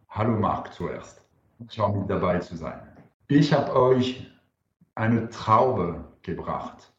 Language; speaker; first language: German; non-native, fluent; French